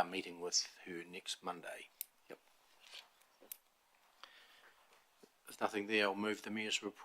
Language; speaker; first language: English; native; English